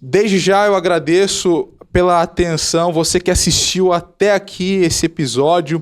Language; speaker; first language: Portuguese; native; Portuguese